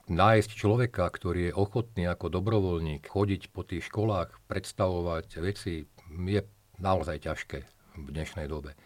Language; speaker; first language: Slovak; native; Slovak